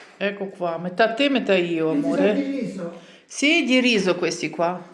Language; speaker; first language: Italian; non-native, learner; Ukrainian